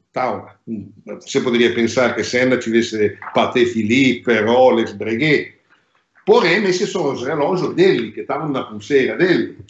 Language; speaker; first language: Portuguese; non-native, fluent; Italian